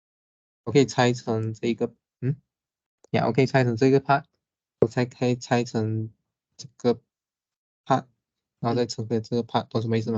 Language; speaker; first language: Chinese; native; Chinese